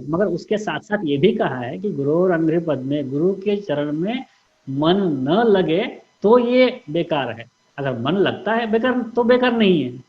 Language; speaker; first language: Hindi; non-native, local second language; Kannada